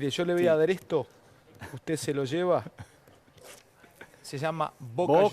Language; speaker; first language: Spanish; native; Spanish